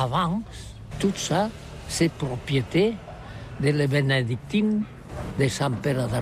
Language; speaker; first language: French; non-native, learner; Catalan